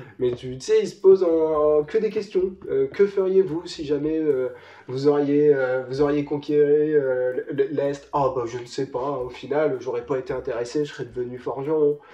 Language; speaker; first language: French; native; French